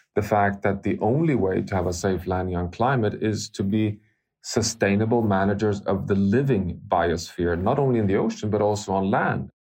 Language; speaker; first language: English; non-native, fluent; Swedish